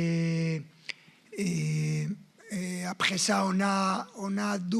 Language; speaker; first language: French; non-native, fluent; Spanish